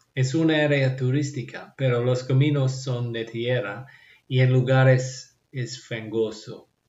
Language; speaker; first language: Spanish; non-native, learner; English